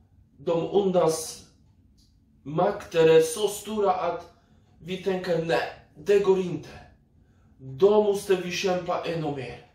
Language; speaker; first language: Swedish; non-native, fluent; Polish